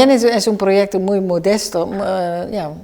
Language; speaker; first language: Spanish; non-native, fluent; Dutch